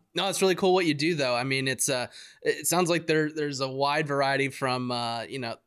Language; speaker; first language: English; native; English